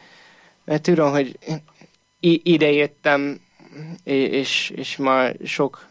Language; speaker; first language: Hungarian; non-native, fluent; English